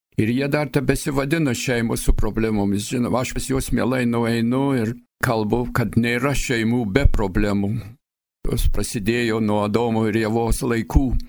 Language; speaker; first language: Lithuanian; early bilingual, heritage; Lithuanian